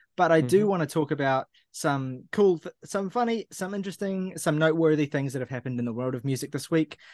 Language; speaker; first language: English; native; English